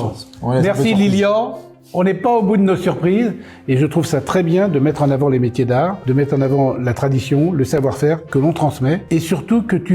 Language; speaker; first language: French; native; French